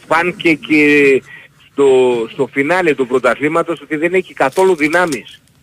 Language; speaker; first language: Greek; early bilingual, heritage; Greek